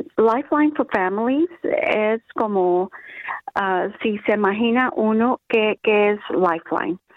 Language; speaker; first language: Spanish; early bilingual, other home language; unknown